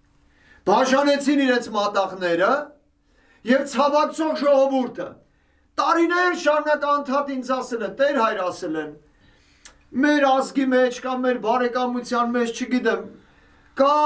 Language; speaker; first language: Armenian; native; Armenian